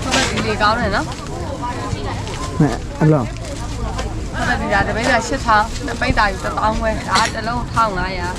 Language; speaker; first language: Burmese; native; Burmese